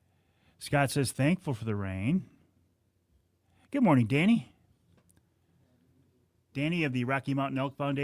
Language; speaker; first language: English; native; English